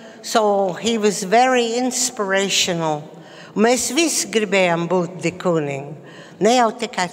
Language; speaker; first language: Latvian; early bilingual, heritage; Latvian